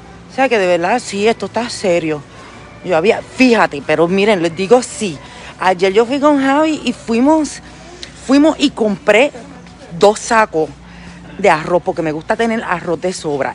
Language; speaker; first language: Spanish; early bilingual, heritage; Spanish